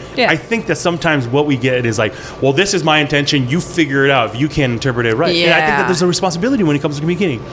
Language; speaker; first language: English; early bilingual, other home language; Hmong